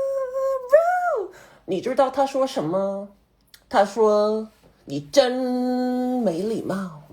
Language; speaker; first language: Chinese; non-native, learner; Korean